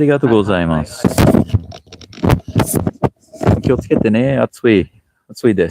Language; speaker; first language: Japanese; non-native, learner; English